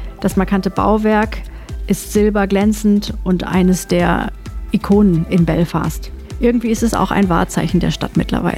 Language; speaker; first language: German; native; German